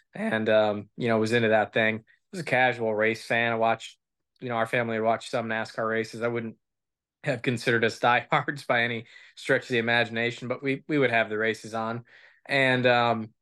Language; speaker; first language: English; native; English